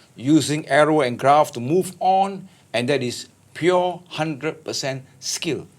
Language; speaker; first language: English; non-native, local second language; Malay